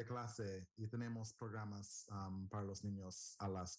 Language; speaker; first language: Spanish; non-native, learner; English